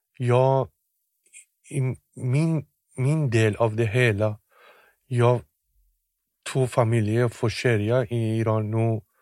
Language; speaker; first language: Swedish; non-native, fluent; Persian